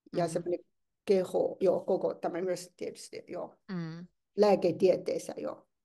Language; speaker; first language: Finnish; non-native, fluent; Chinese